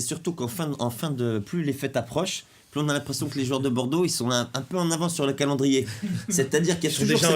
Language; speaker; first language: French; native; French